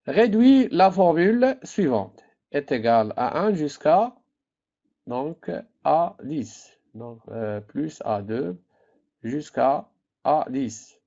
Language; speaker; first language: French; non-native, local second language; Arabic